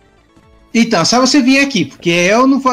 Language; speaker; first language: Portuguese; native; Portuguese